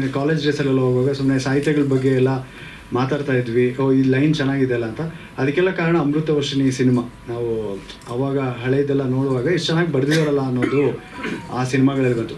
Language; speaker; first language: Kannada; native; Kannada